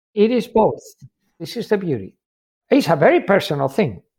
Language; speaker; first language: English; non-native, fluent; Spanish